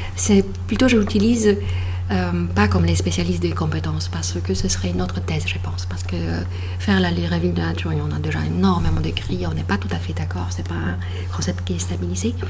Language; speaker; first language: French; non-native, fluent; Polish